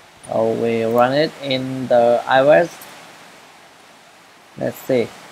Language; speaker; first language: English; non-native, learner; Vietnamese